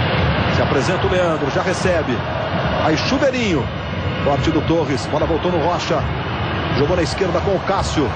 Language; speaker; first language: Portuguese; native; Portuguese